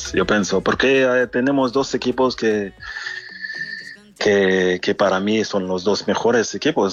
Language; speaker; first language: Spanish; non-native, learner; French